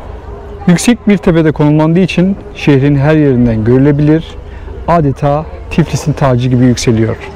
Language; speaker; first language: Turkish; native; Turkish